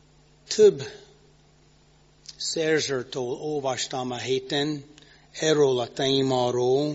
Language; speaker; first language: Hungarian; non-native, fluent; English